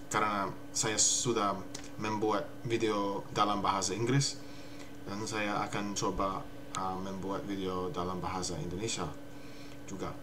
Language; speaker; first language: Indonesian; non-native, learner; English